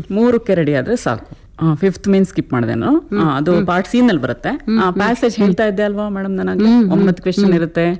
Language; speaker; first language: Kannada; native; Kannada